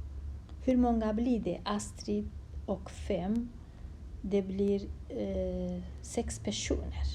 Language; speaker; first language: Swedish; non-native, fluent; Kurdish